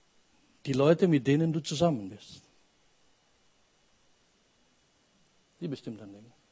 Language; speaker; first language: German; non-native, fluent; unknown